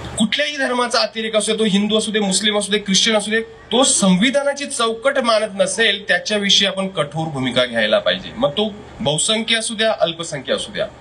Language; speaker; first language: Marathi; non-native, local second language; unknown